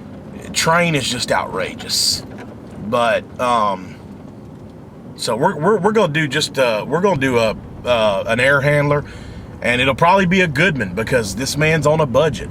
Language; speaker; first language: English; native; English